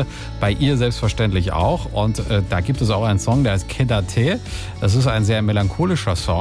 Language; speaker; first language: German; native; German